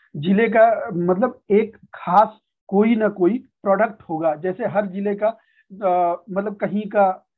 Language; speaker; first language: Hindi; native; Hindi